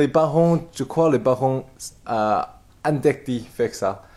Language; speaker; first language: French; non-native, learner; Chinese